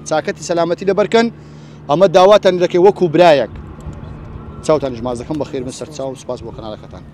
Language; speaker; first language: Central Kurdish; non-native, local second language; Kurdish